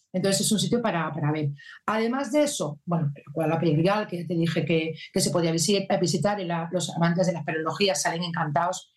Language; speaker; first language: Spanish; native; Spanish